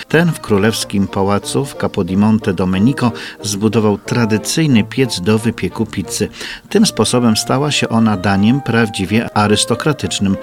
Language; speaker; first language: Polish; native; Polish